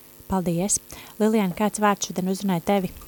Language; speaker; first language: Latvian; native; Latvian